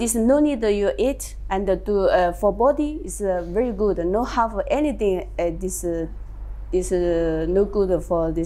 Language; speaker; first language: English; non-native, learner; Chinese